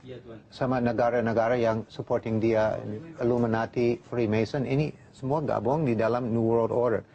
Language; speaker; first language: Indonesian; non-native, learner; English